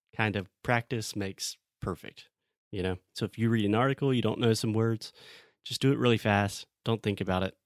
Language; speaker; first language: English; native; English